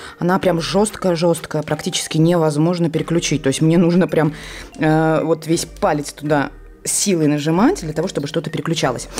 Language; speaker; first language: Russian; non-native, local second language; Latvian